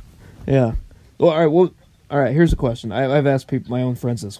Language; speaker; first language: English; native; English